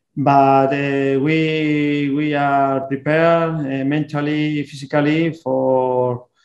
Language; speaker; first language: English; non-native, fluent; Spanish